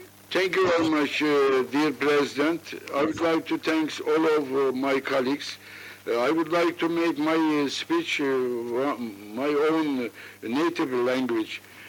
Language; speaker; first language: English; non-native, learner; Turkish